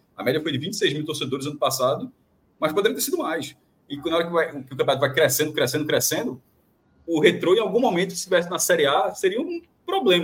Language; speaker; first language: Portuguese; native; Portuguese